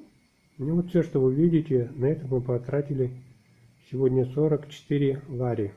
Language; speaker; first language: Russian; native; Russian